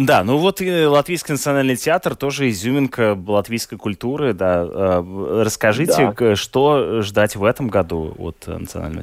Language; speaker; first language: Russian; native; Russian